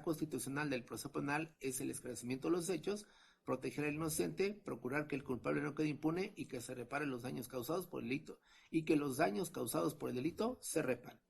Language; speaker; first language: Spanish; native; Spanish